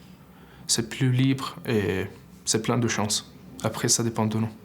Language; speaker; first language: French; non-native, learner; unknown